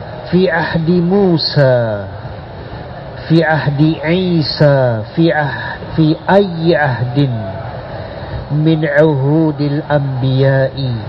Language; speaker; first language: Arabic; non-native, fluent; Indonesian